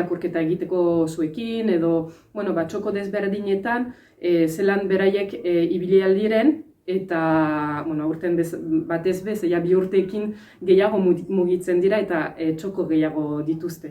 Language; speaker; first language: Basque; non-native, fluent; French